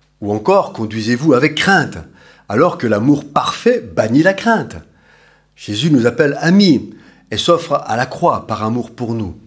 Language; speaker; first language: French; native; French